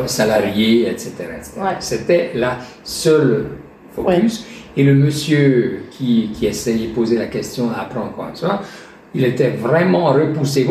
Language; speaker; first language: French; non-native, fluent; Hungarian